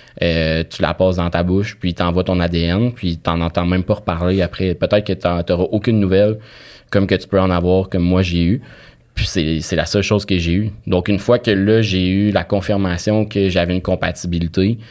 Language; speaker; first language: French; native; French